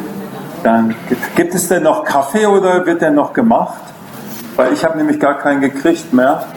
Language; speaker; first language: German; native; German